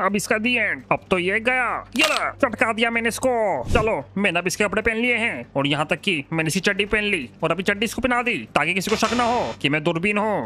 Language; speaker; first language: Hindi; native; Hindi